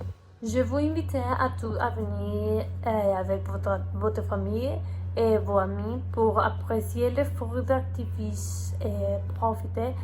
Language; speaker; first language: French; non-native, learner; Spanish